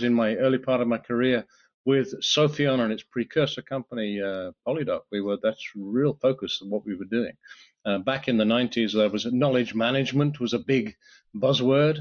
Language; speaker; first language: English; native; English